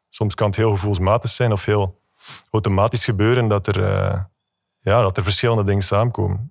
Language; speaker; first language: Dutch; native; Dutch